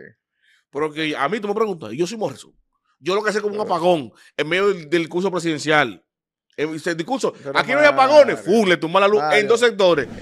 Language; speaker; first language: Spanish; native; Spanish